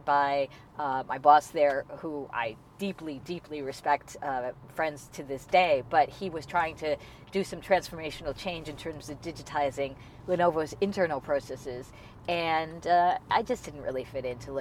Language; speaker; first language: English; native; English